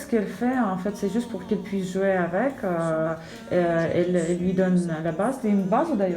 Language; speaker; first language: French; non-native, learner; Russian